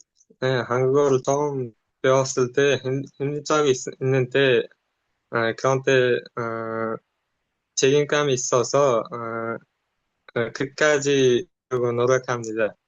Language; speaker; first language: Korean; non-native, learner; Uzbek